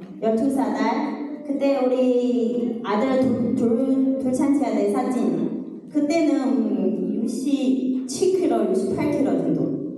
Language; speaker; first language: Korean; non-native, learner; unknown